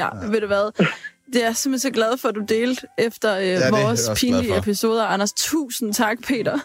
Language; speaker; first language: Danish; native; Danish